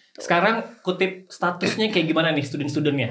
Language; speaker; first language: Indonesian; native; Indonesian